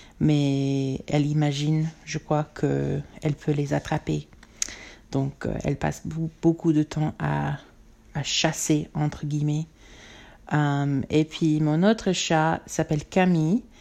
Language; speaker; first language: French; non-native, learner; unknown